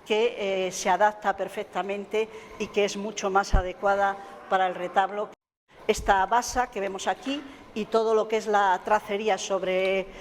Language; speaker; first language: Spanish; native; Spanish